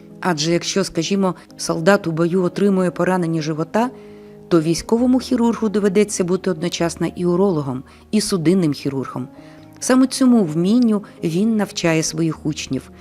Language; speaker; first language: Ukrainian; native; Ukrainian